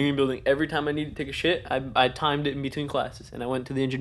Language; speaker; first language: English; native; English